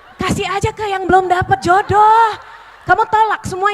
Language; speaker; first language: Indonesian; native; Indonesian